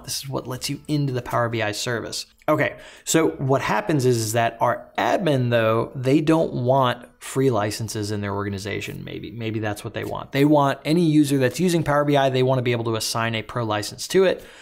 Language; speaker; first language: English; native; English